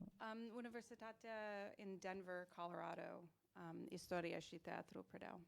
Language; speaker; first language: Romanian; early bilingual, heritage; English